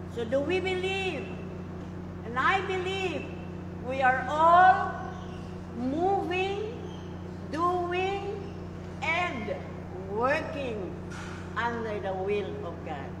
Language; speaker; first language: English; non-native, local second language; Chavacano